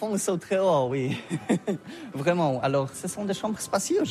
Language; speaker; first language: French; non-native, learner; Polish